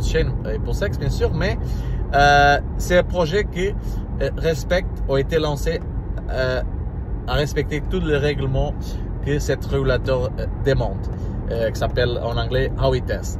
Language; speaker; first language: French; non-native, learner; Portuguese